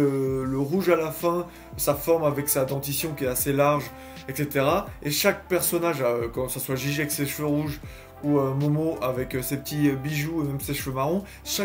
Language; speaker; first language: French; native; French